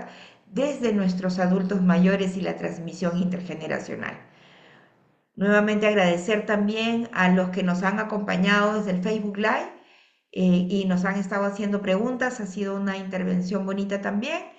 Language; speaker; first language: Spanish; native; Spanish